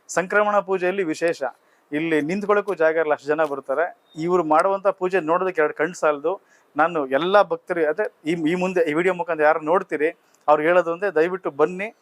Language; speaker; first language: Kannada; native; Kannada